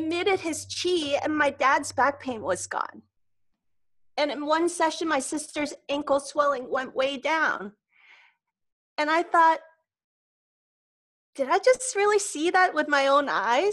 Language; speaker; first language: English; non-native, local second language; Cantonese